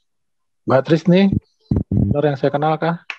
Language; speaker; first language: Indonesian; native; Indonesian